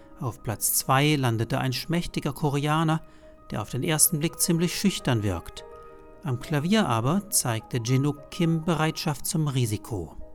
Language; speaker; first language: German; native; German